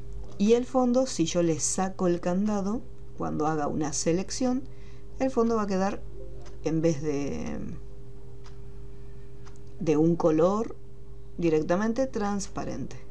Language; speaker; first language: Spanish; native; Spanish